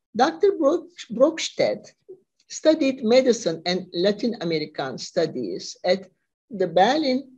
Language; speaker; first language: English; non-native, fluent; Turkish